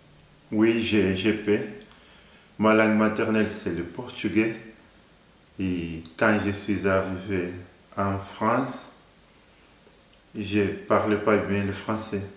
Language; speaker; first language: French; non-native, fluent; Portuguese